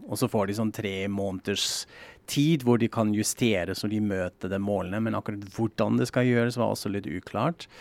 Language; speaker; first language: Norwegian; non-native, fluent; German